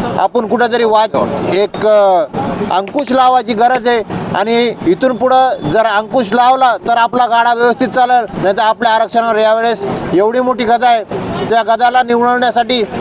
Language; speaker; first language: Marathi; non-native, local second language; Lambadi